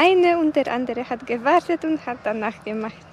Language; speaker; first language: German; non-native, fluent; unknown